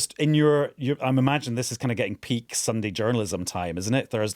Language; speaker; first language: English; native; English